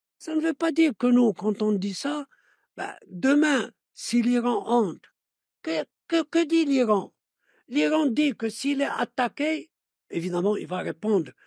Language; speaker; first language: French; non-native, local second language; Arabic